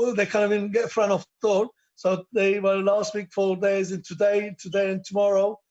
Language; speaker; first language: English; non-native, learner; Turkish